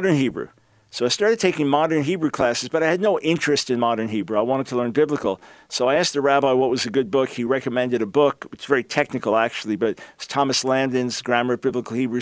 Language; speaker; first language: English; native; English